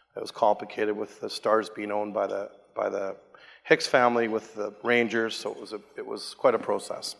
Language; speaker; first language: English; native; English